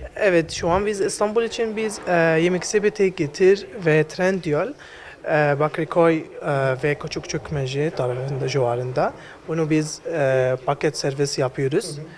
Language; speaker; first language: Turkish; non-native, learner; Arabic